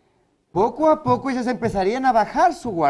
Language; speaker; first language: Spanish; native; Spanish